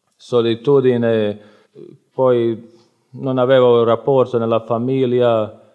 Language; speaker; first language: Italian; non-native, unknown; Bosnian